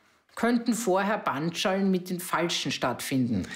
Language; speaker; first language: German; native; German